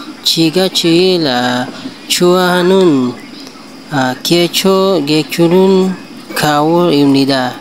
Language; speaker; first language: Korean; non-native, learner; Filipino